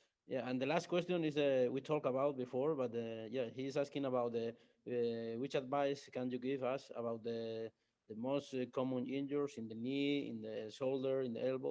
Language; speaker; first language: English; non-native, learner; Spanish